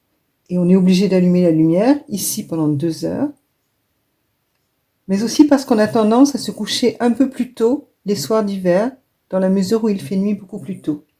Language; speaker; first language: French; native; French